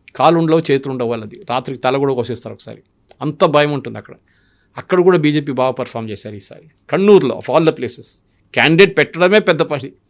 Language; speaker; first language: Telugu; non-native, local second language; Malayalam